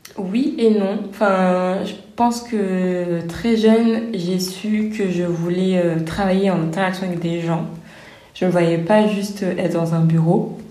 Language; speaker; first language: French; native; French